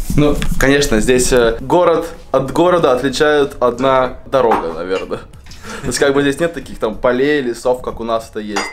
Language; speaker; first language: Russian; native; Russian